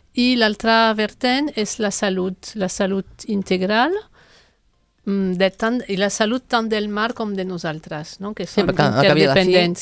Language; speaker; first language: Catalan; non-native, fluent; French